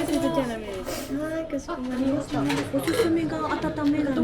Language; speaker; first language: Japanese; native; Japanese